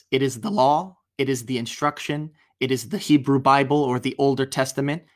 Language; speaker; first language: English; native; English